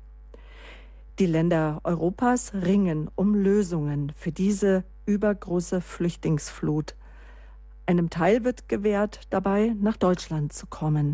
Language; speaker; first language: German; native; German